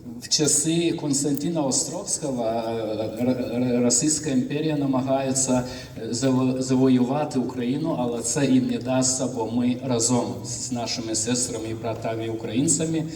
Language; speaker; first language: Ukrainian; non-native, fluent; Lithuanian